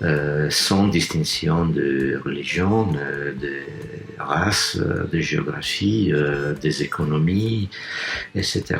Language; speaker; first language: French; non-native, fluent; Italian